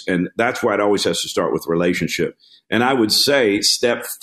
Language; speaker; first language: English; native; English